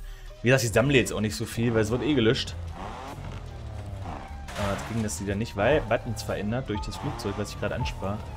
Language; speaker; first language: German; native; German